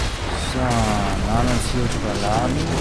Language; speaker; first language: German; native; German